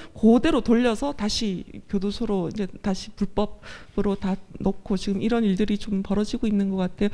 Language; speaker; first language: Korean; native; Korean